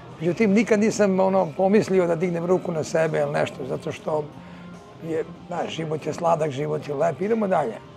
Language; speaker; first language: Serbian; native; Serbian